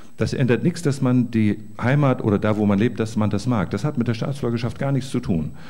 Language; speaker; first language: German; native; German